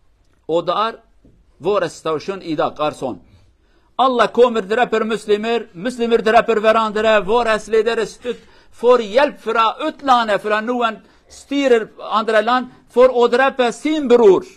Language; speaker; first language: Norwegian; non-native, fluent; Kurdish